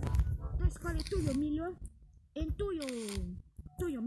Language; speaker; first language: Spanish; non-native, learner; Portuguese